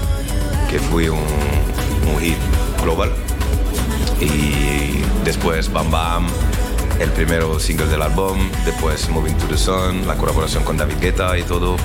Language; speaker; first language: Spanish; non-native, learner; French